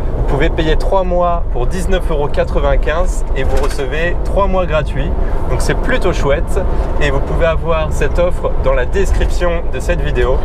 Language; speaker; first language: French; native; French